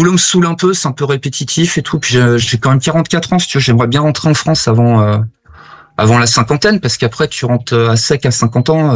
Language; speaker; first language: French; native; French